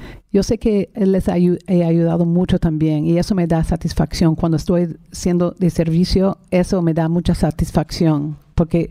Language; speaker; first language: Spanish; non-native, fluent; English